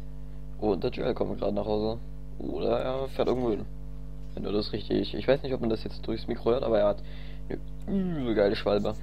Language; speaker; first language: German; native; German